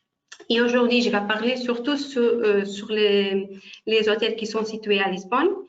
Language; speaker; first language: French; non-native, fluent; Portuguese